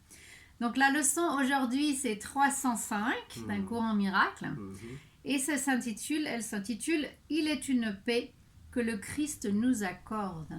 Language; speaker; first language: French; native; French